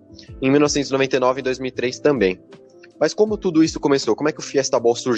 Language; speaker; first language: Portuguese; native; Portuguese